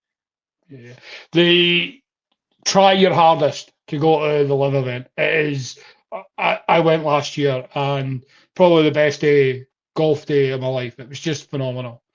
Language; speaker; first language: English; native; English